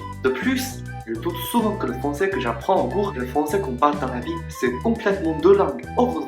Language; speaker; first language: French; non-native, learner; Chinese